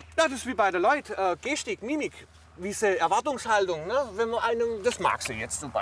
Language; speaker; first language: German; native; German